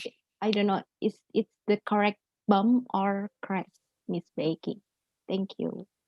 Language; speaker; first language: English; non-native, learner; Indonesian